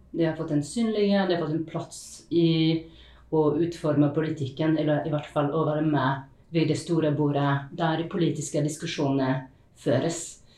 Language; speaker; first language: Norwegian; non-native, fluent; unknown